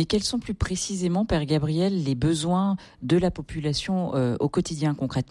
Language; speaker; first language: French; native; French